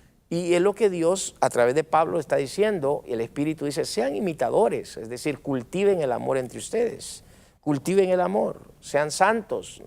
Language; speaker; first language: Spanish; native; Spanish